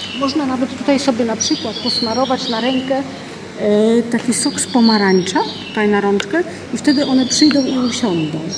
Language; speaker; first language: Polish; native; Polish